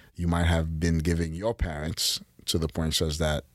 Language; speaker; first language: English; early bilingual, other home language; Haitian Creole